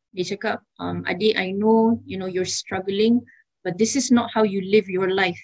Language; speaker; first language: English; non-native, local second language; Malay